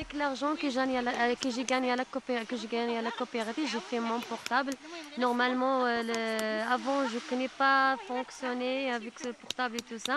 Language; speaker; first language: French; non-native, learner; Berber languages